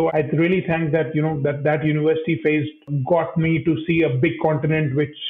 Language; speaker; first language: English; non-native, local second language; Hindi